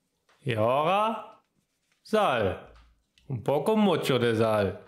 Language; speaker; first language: Spanish; non-native, learner; German